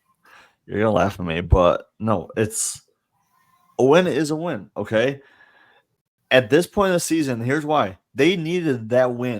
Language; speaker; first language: English; native; English